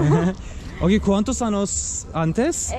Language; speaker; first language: Portuguese; non-native, learner; Turkish